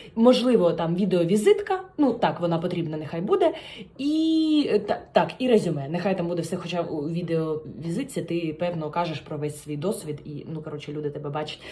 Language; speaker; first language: Ukrainian; non-native, local second language; Russian